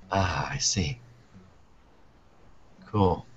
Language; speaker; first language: English; native; English